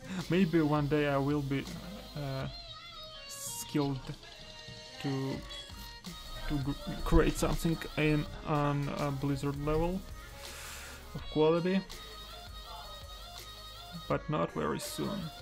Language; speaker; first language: English; non-native, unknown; Russian